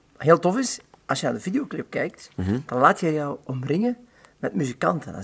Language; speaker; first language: Dutch; native; Dutch